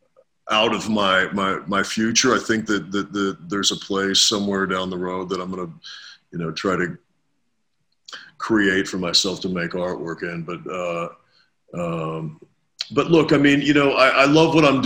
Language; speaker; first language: English; native; English